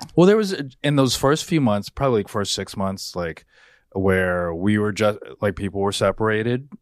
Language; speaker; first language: English; native; English